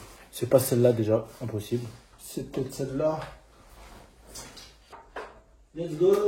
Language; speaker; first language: French; native; French